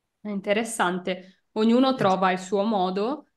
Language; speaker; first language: Italian; native; Italian